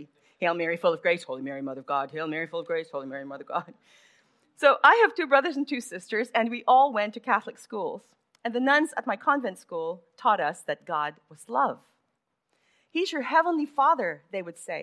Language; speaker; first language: English; non-native, local second language; Filipino